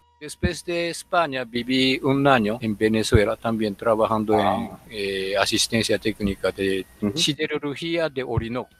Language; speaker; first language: Spanish; non-native, fluent; Japanese